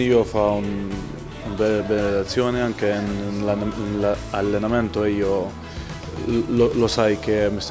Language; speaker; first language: Italian; non-native, learner; Maltese